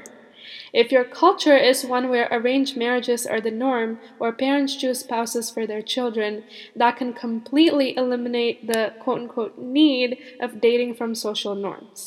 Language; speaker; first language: English; early bilingual, other home language; Malayalam